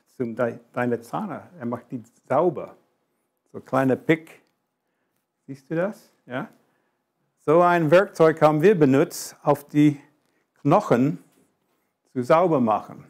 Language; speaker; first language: German; non-native, fluent; English